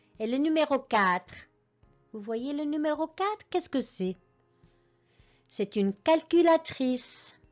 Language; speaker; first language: French; non-native, fluent; English